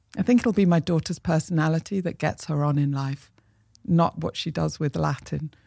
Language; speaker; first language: English; native; English